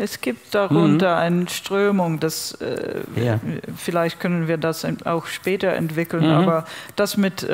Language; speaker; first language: German; non-native, fluent; English